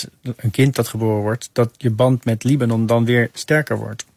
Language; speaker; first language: Dutch; native; Dutch